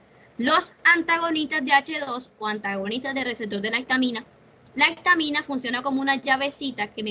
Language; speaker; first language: Spanish; native; Spanish